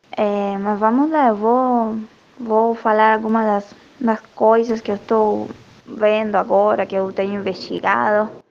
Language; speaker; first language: Portuguese; non-native, fluent; Spanish